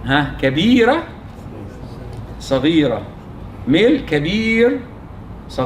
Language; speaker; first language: Arabic; non-native, fluent; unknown